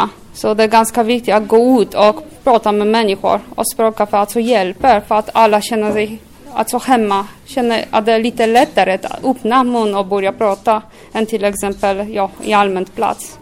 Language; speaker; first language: Swedish; non-native, fluent; Polish